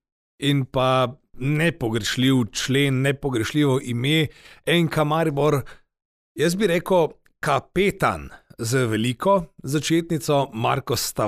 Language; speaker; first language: Slovenian; native; Slovenian